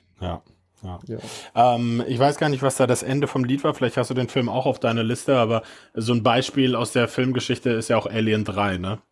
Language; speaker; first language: German; native; German